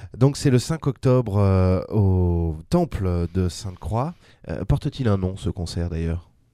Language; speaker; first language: French; native; French